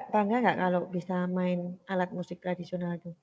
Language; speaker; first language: Indonesian; native; Indonesian